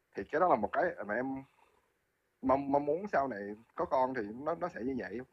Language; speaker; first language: Vietnamese; early bilingual, heritage; Vietnamese